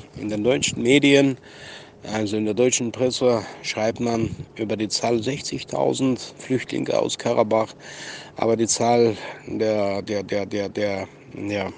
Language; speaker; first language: German; non-native, fluent; Armenian